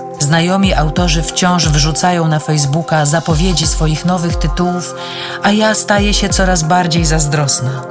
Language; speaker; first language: Polish; native; Polish